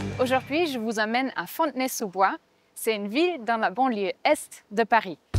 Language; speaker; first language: French; non-native, fluent; German